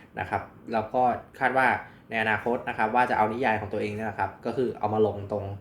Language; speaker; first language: Thai; native; Thai